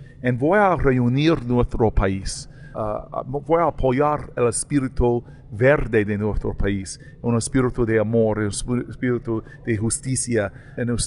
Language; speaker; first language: Spanish; non-native, learner; English